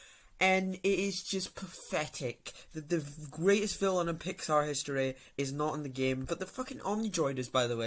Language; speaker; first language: English; native; English